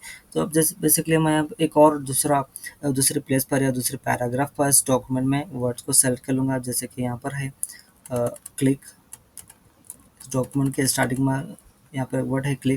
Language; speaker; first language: Hindi; native; Hindi